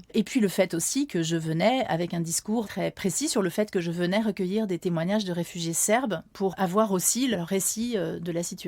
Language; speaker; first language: French; native; French